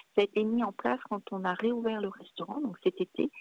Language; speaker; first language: French; native; French